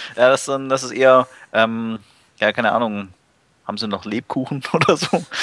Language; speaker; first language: German; native; German